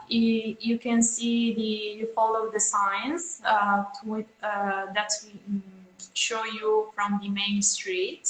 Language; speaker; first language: English; non-native, fluent; Italian